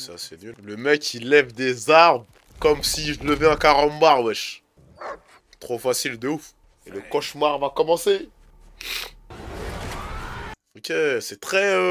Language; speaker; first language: French; native; French